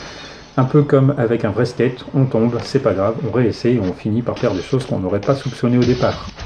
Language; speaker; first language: French; native; French